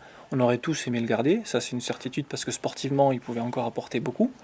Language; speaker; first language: French; native; French